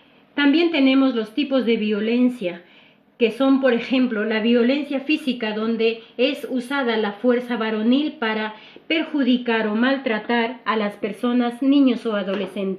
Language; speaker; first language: Spanish; native; Spanish